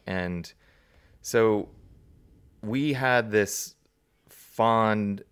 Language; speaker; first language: English; native; English